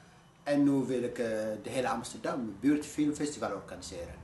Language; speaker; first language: Dutch; non-native, fluent; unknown